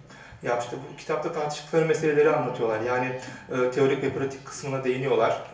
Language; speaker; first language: Turkish; native; Turkish